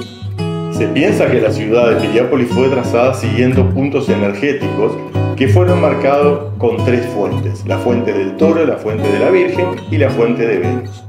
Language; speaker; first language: Spanish; native; Spanish